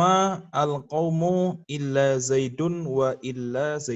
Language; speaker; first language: Arabic; non-native, learner; Indonesian